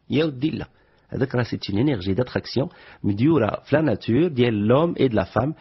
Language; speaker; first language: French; non-native, local second language; Arabic